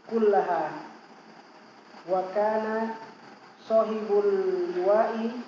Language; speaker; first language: Arabic; non-native, learner; Indonesian